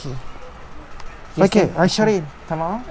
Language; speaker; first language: Arabic; non-native, learner; Thai